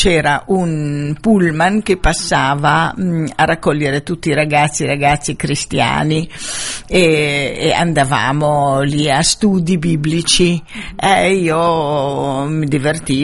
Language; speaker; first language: Italian; non-native, fluent; Arabic